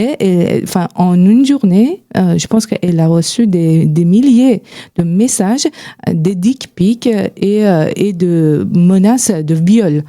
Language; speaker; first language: French; non-native, fluent; Persian